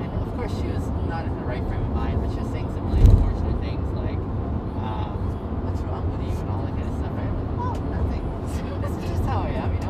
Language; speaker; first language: English; native; English